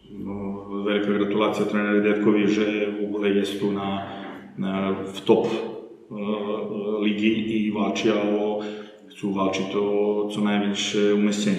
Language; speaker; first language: Polish; non-native, learner; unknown